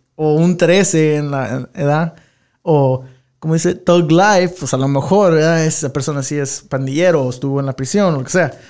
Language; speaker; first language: Spanish; early bilingual, heritage; Spanish